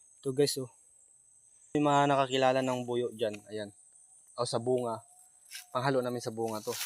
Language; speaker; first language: Filipino; non-native, local second language; Cebuano